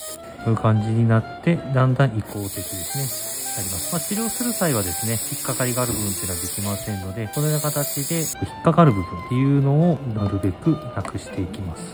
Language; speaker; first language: Japanese; native; Japanese